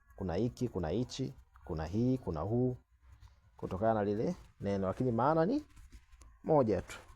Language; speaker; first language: Swahili; native; Swahili